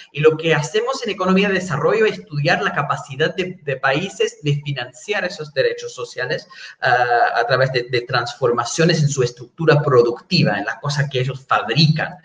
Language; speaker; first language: Spanish; non-native, fluent; English